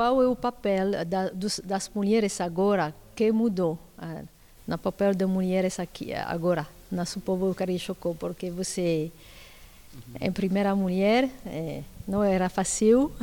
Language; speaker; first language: Portuguese; non-native, learner; French